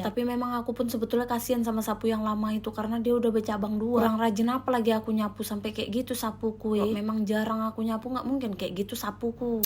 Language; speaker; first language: Indonesian; native; Indonesian